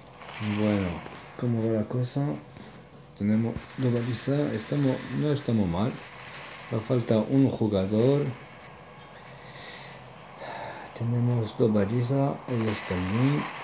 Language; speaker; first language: Spanish; non-native, learner; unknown